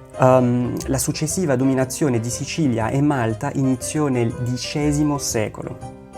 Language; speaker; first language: Italian; non-native, fluent; Arabic